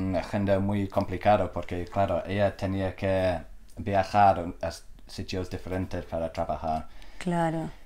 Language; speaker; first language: Spanish; non-native, learner; English